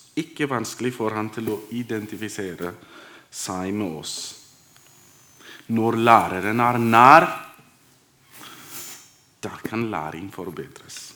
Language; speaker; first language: Norwegian; non-native, fluent; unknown